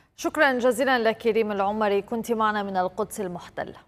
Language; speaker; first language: Arabic; native; Arabic